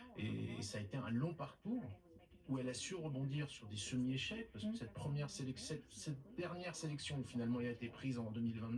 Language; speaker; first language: French; native; French